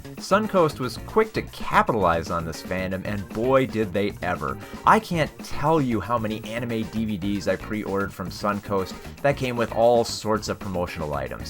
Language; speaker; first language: English; native; English